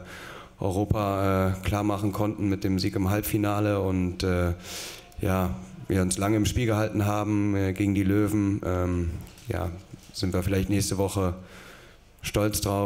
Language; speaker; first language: German; native; German